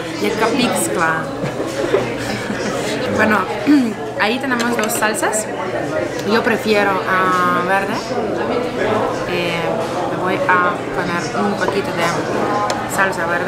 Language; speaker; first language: Spanish; non-native, learner; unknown